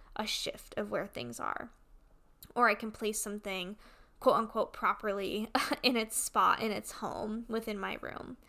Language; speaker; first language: English; native; English